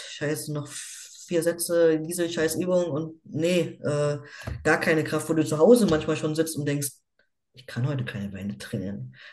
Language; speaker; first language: German; native; German